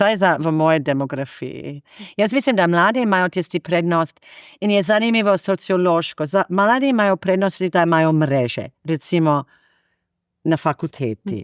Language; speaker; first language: Slovenian; non-native, fluent; English